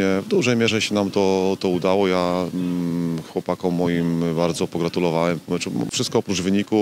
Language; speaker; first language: Polish; native; Polish